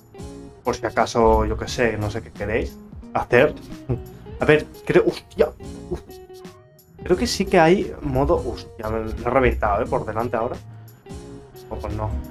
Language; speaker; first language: Spanish; native; Spanish